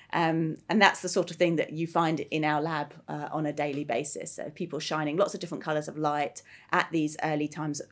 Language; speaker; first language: English; native; English